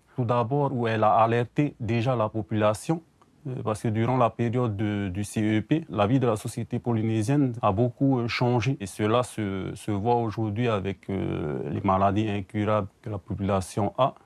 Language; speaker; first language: French; non-native, local second language; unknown